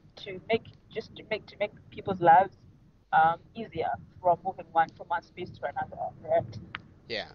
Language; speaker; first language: English; non-native, local second language; Xhosa